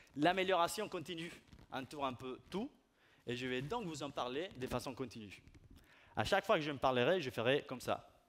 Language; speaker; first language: French; non-native, fluent; Spanish